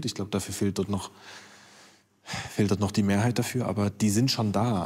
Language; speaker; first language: German; native; German